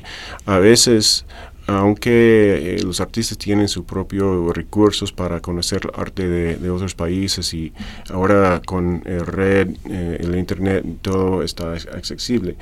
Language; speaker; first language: Spanish; non-native, fluent; English